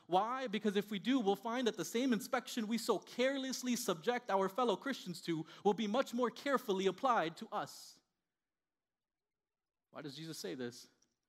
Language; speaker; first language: English; early bilingual, other home language; Spanish